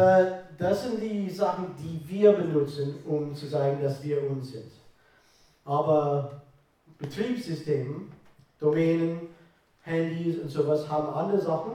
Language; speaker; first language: German; non-native, fluent; English